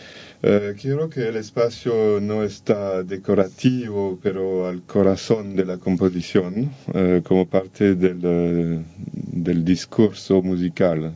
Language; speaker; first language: Spanish; non-native, learner; French